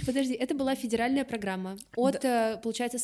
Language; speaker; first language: Russian; native; Russian